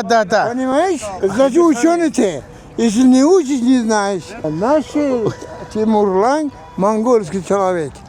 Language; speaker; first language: Russian; non-native, local second language; Uzbek